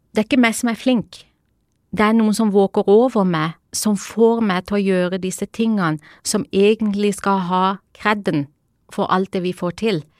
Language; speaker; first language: Norwegian; early bilingual, other home language; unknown